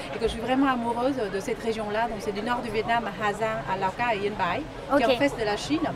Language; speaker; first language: French; non-native, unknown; Vietnamese